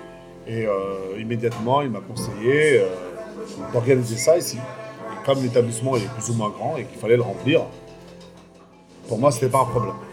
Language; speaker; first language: French; native; French